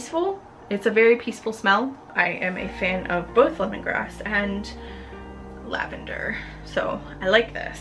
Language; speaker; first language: English; native; English